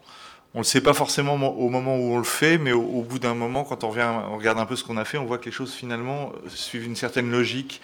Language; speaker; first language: French; native; French